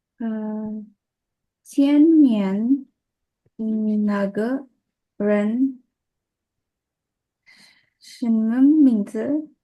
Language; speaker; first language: Chinese; non-native, learner; Indonesian